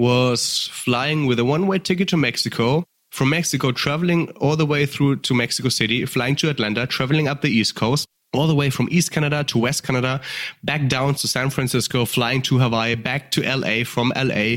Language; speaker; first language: English; non-native, fluent; German